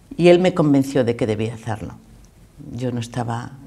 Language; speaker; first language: Spanish; native; Spanish